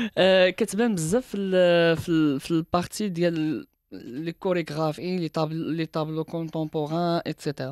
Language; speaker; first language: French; non-native, local second language; Arabic